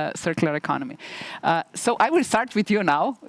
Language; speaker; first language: English; non-native, fluent; Slovenian